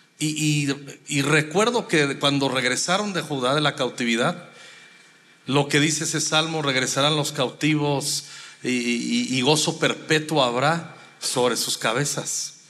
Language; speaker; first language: Spanish; native; Spanish